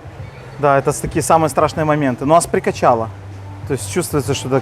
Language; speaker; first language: Russian; native; Russian